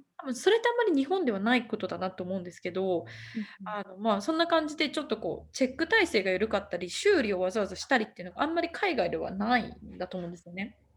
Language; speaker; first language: Japanese; native; Japanese